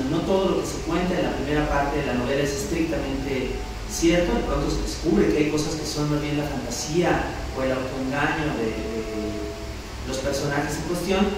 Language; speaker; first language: Spanish; native; Spanish